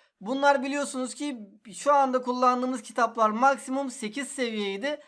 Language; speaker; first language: Turkish; native; Turkish